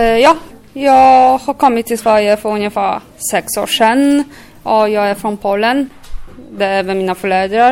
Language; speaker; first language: Swedish; non-native, fluent; Polish